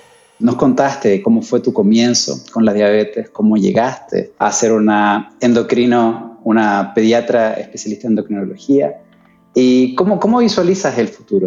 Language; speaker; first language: Spanish; native; Spanish